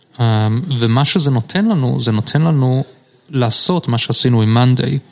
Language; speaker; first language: Hebrew; early bilingual, heritage; Hebrew